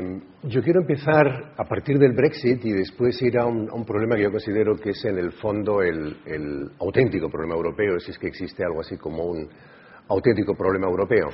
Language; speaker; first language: Spanish; native; Spanish